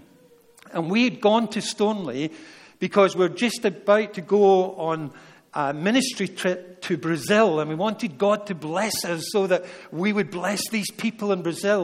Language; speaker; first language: English; native; English